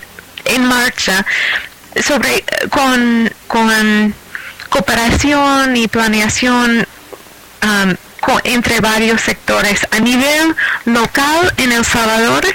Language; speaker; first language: Spanish; non-native, fluent; English